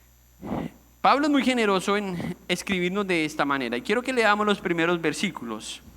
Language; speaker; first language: Spanish; native; Spanish